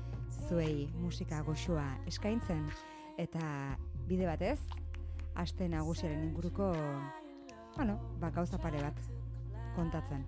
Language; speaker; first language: Basque; native; Basque